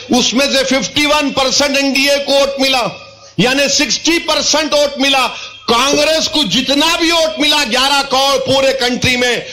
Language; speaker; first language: Urdu; native; Urdu